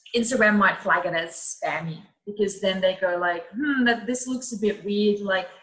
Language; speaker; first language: English; non-native, fluent; Dutch